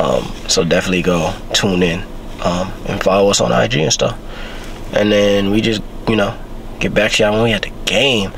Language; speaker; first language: English; native; English